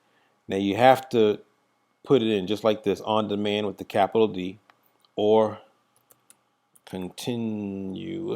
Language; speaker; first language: English; native; English